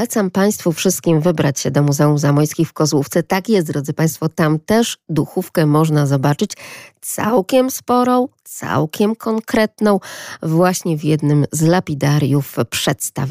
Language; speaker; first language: Polish; native; Polish